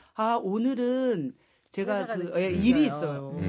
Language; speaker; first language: Korean; native; Korean